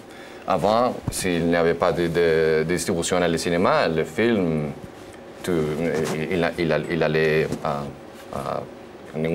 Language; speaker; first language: French; non-native, learner; Spanish